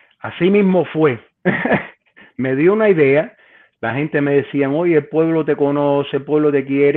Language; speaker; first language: Spanish; native; Spanish